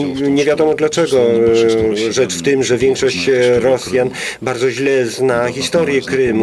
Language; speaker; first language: Polish; non-native, fluent; Russian